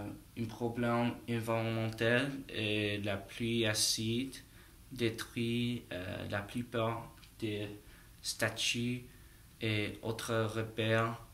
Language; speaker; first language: French; non-native, learner; English